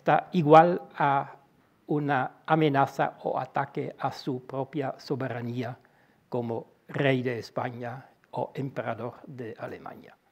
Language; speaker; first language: Spanish; non-native, fluent; Dutch